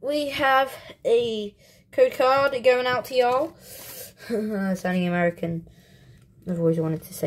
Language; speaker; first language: English; native; English